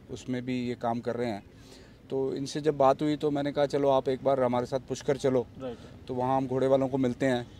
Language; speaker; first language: Hindi; native; Hindi